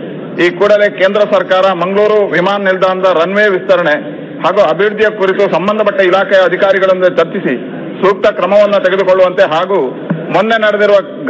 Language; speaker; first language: Kannada; native; Kannada